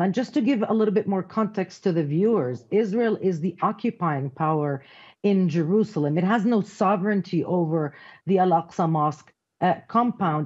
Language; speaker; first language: English; non-native, fluent; Arabic